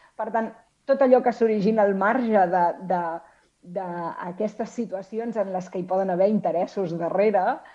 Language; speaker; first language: Catalan; native; Catalan